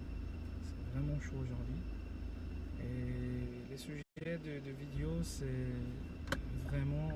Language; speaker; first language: French; non-native, fluent; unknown